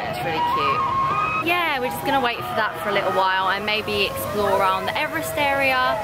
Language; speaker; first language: English; native; English